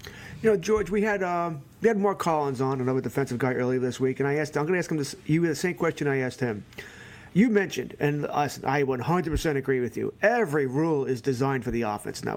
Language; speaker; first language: English; native; English